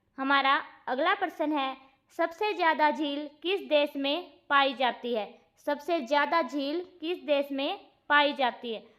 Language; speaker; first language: Hindi; native; Hindi